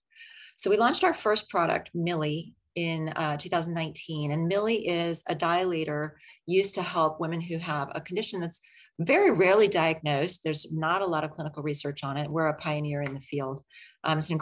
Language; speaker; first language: English; native; English